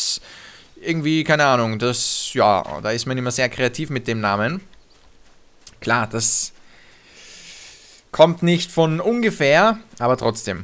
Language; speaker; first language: German; native; German